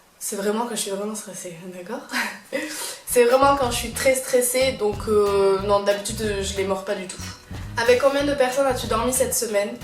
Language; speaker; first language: French; native; French